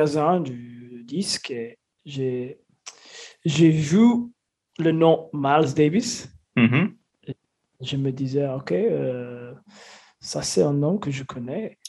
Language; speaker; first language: French; non-native, fluent; English